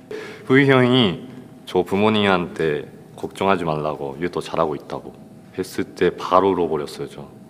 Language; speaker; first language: Korean; non-native, fluent; Japanese